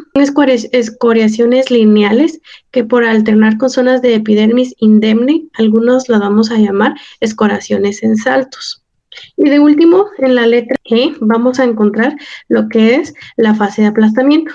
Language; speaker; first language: Spanish; native; Spanish